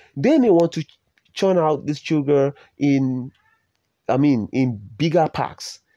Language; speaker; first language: English; non-native, local second language; Yoruba